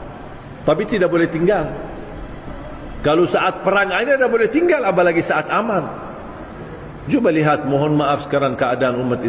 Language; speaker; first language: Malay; non-native, fluent; Arabic